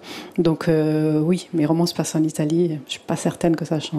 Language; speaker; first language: French; early bilingual, other home language; Italian